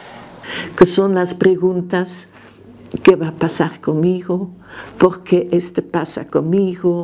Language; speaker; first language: Spanish; non-native, fluent; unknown